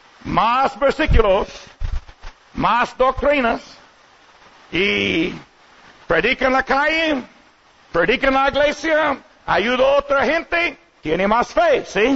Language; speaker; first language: Spanish; non-native, learner; English